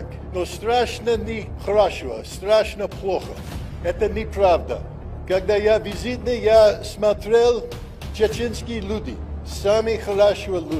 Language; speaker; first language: Russian; non-native, learner; English